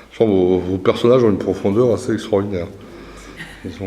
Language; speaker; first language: French; native; French